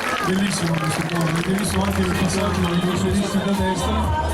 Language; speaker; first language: Italian; native; Italian